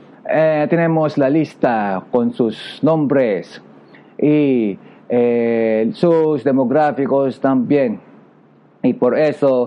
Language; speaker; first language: Spanish; non-native, learner; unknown